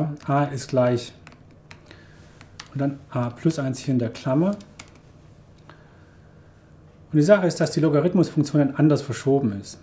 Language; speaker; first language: German; native; German